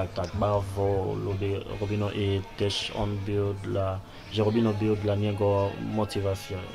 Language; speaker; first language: Polish; non-native, learner; Lingala